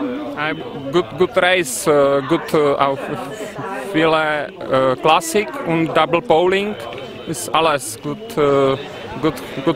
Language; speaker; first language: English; non-native, learner; Czech